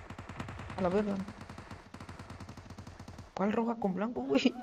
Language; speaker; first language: Spanish; native; Spanish